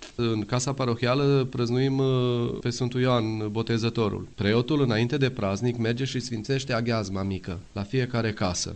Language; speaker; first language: Romanian; non-native, local second language; Serbian